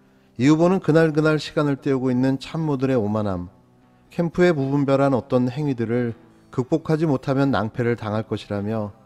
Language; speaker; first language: Korean; native; Korean